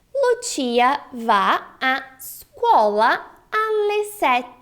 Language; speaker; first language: Italian; non-native, fluent; Portuguese